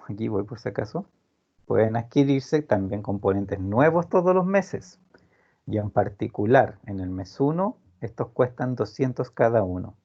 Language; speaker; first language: Spanish; native; Spanish